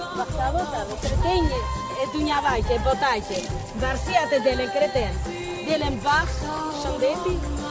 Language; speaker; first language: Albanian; non-native, local second language; Romany